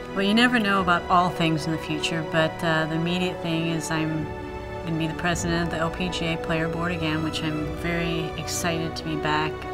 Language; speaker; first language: English; native; English